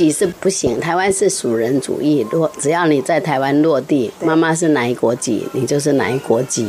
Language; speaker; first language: Chinese; native; Chinese